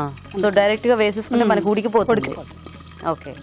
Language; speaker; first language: Telugu; native; Telugu